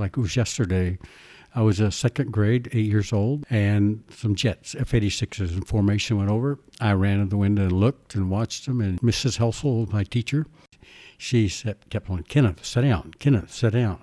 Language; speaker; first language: English; native; English